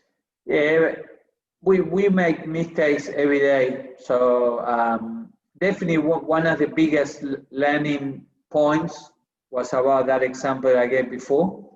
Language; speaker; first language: English; non-native, fluent; Spanish